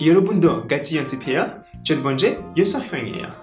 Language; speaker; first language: Korean; non-native, learner; French